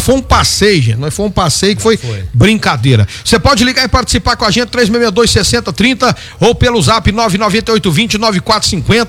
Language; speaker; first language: Portuguese; native; Portuguese